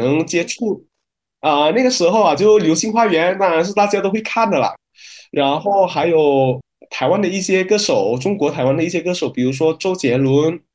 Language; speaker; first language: Chinese; non-native, fluent; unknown